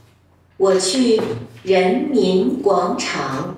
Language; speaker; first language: Chinese; non-native, learner; Vietnamese